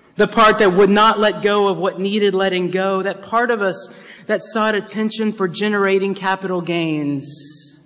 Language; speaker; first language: English; native; English